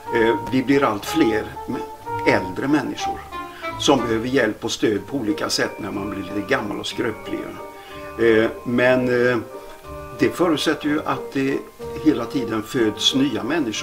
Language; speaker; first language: Swedish; native; Swedish